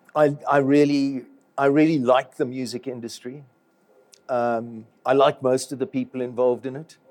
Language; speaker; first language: English; native; English